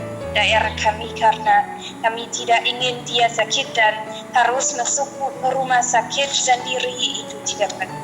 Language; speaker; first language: Indonesian; non-native, fluent; German